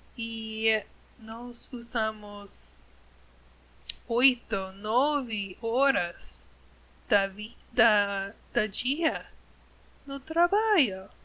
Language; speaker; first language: Portuguese; non-native, learner; English